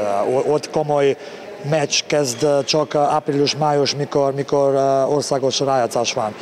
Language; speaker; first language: Hungarian; non-native, learner; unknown